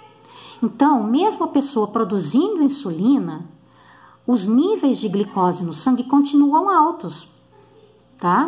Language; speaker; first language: Portuguese; native; Portuguese